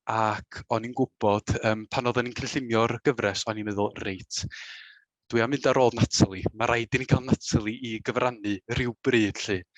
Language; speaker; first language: Welsh; native; Welsh